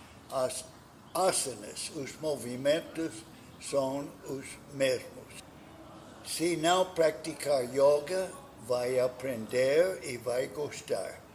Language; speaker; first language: Portuguese; non-native, learner; English